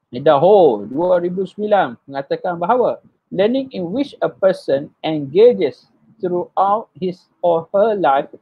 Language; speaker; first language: English; non-native, local second language; Malay